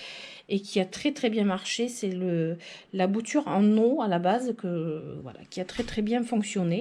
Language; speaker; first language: French; native; French